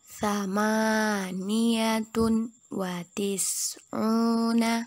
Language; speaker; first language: Arabic; non-native, fluent; Indonesian